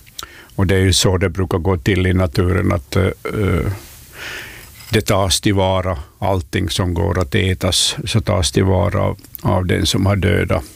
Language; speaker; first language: Swedish; native; Swedish